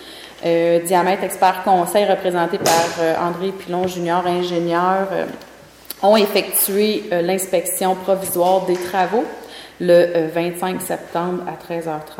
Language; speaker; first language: French; native; French